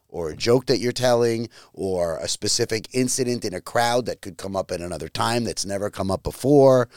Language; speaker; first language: English; native; English